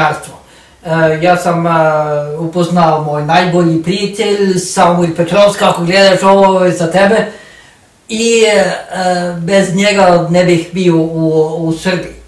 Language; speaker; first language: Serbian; non-native, learner; Norwegian